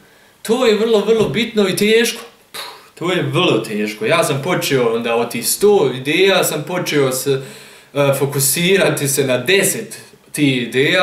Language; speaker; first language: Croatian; early bilingual, heritage; German